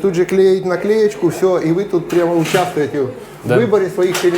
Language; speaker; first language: Russian; native; Russian